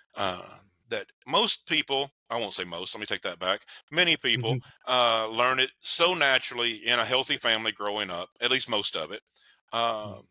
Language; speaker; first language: English; native; English